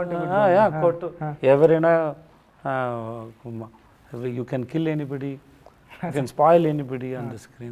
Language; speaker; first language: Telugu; non-native, learner; Tamil